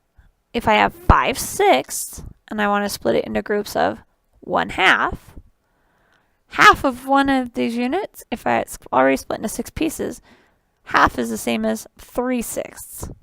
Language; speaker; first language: English; native; English